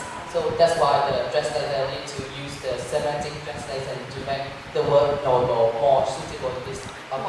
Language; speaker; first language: English; non-native, learner; Vietnamese